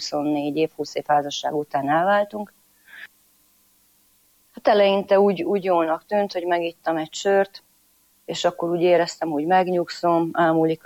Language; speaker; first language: Hungarian; non-native, local second language; Croatian